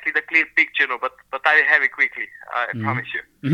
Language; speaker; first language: English; non-native, fluent; Serbian